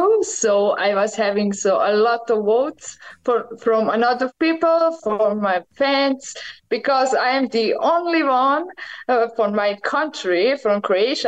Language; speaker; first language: English; non-native, learner; Croatian